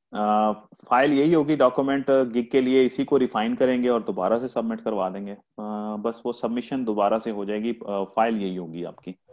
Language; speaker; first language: Urdu; non-native, local second language; Punjabi